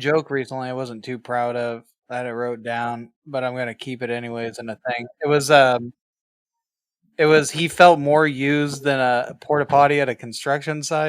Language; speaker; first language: English; native; English